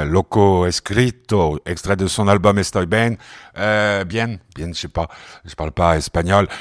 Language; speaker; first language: French; native; French